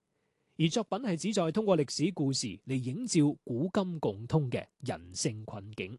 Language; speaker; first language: Chinese; non-native, local second language; Cantonese